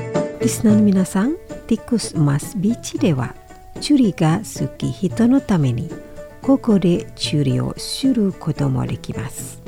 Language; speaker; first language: Japanese; non-native, fluent; Indonesian